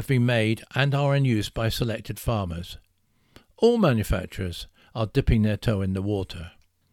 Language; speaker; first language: English; native; English